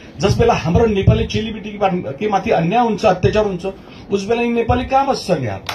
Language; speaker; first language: Nepali; early bilingual, heritage; Nepali